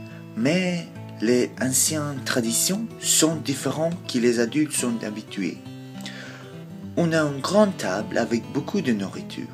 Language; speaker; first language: French; non-native, learner; Swedish